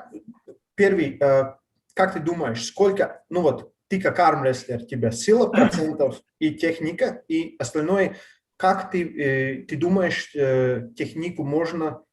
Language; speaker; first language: Russian; non-native, learner; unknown